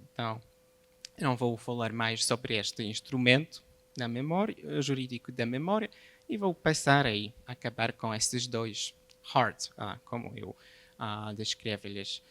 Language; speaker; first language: Portuguese; non-native, fluent; Polish